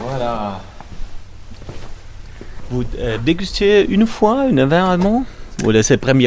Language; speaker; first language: French; non-native, fluent; German